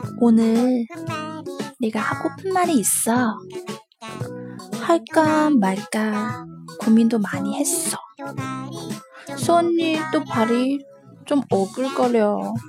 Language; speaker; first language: Korean; non-native, fluent; Chinese